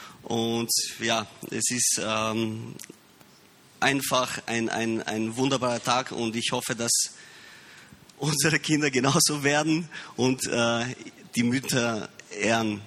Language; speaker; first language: German; early bilingual, heritage; Romanian